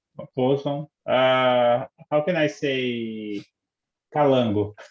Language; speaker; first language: English; non-native, learner; Portuguese